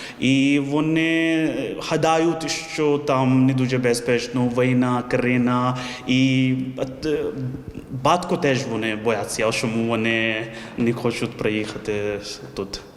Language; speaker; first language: Ukrainian; non-native, learner; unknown